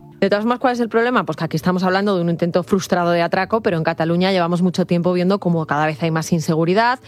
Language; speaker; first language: Spanish; native; Spanish